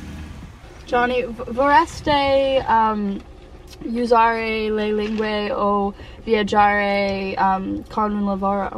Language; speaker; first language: Italian; non-native, learner; English